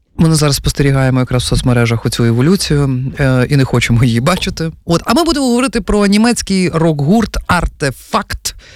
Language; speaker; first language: Ukrainian; native; Ukrainian